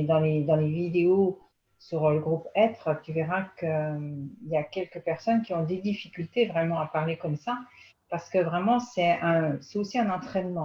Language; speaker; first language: French; native; French